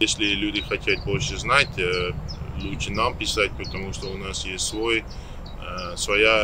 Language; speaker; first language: Russian; non-native, learner; Dutch